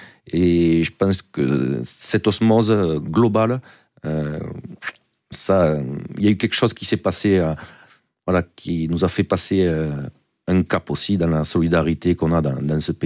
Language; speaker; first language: French; native; French